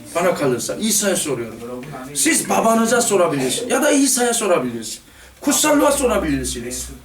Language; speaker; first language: Turkish; non-native, fluent; Korean